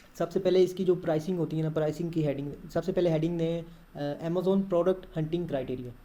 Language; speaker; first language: Urdu; non-native, local second language; Punjabi